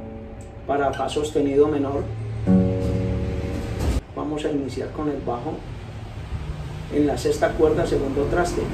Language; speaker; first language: Spanish; native; Spanish